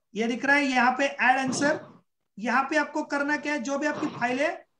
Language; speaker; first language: Hindi; non-native, local second language; Marathi